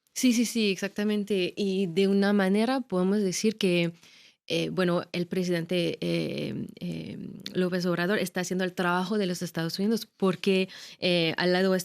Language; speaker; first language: Spanish; non-native, fluent; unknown